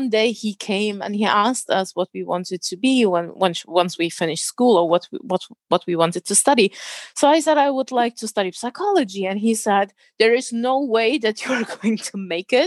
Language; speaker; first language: English; non-native, fluent; German